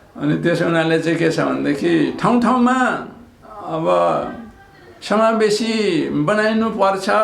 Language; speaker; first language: Nepali; non-native, local second language; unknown